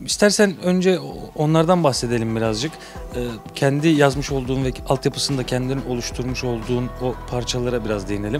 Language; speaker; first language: Turkish; native; Turkish